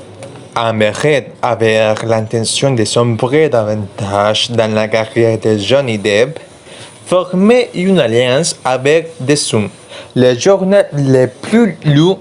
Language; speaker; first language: French; non-native, learner; Spanish